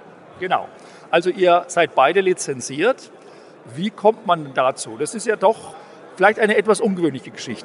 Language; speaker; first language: German; native; German